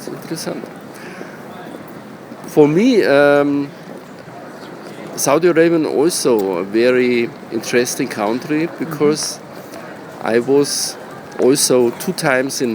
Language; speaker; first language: English; non-native, learner; German